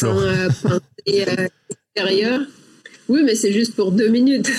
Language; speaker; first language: French; non-native, learner; Russian